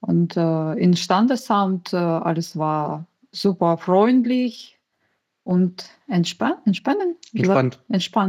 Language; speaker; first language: German; non-native, learner; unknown